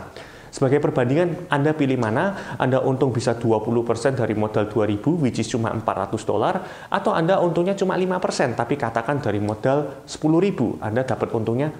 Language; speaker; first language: Indonesian; native; Indonesian